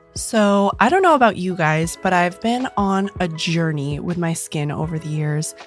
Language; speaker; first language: English; native; English